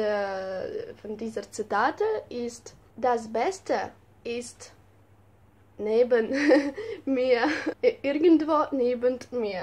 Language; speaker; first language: German; non-native, learner; Russian